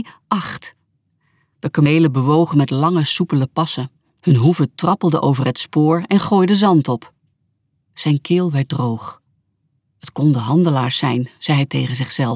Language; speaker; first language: Dutch; native; Dutch